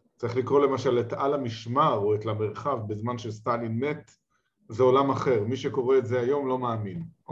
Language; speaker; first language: Hebrew; native; Hebrew